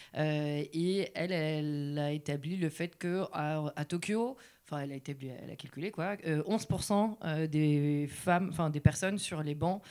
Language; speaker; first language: French; native; French